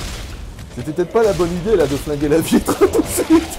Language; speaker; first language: French; native; French